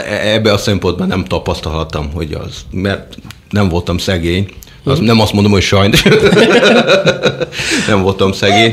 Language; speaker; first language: Hungarian; non-native, fluent; Portuguese